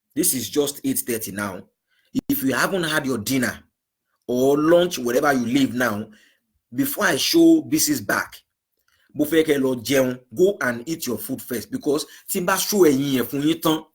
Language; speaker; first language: English; non-native, local second language; Yoruba